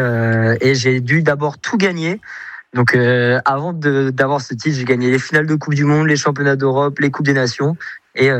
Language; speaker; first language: French; native; French